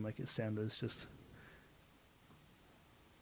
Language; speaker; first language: English; native; English